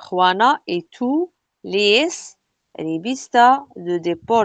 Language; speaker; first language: Spanish; non-native, learner; Arabic